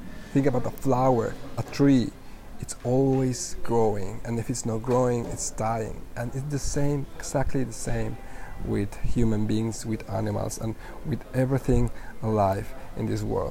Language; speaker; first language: English; non-native, fluent; Spanish